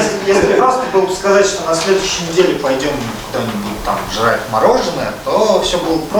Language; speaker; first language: Russian; native; Russian